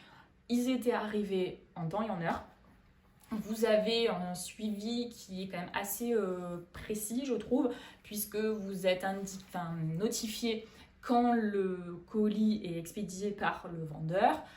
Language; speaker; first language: French; native; French